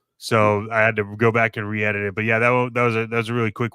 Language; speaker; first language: English; native; English